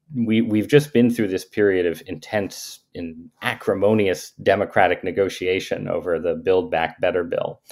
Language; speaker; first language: English; native; English